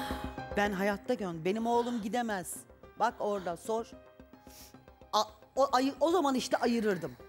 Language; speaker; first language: Turkish; native; Turkish